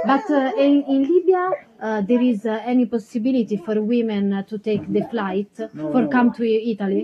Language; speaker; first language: English; non-native, learner; Italian